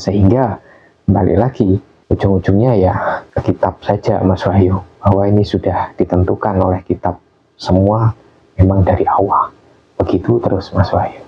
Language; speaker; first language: Indonesian; native; Indonesian